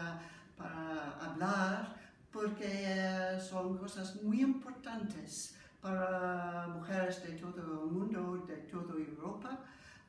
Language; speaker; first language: Spanish; non-native, learner; English